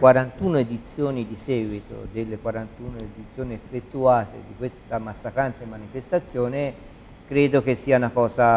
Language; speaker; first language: Italian; native; Italian